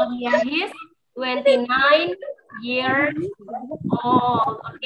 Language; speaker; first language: English; non-native, fluent; Indonesian